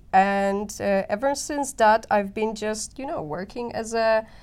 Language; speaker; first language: English; non-native, fluent; Polish